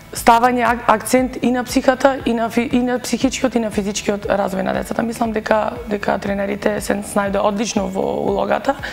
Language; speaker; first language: Macedonian; native; Macedonian